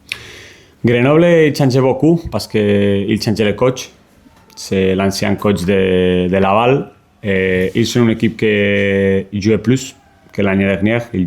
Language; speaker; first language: French; non-native, learner; Spanish